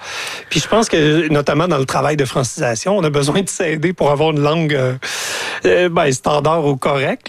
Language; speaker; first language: French; native; French